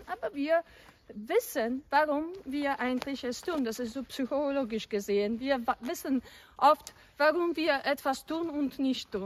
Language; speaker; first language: German; non-native, fluent; Polish